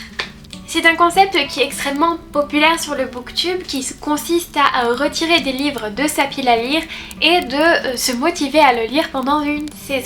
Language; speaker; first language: French; native; French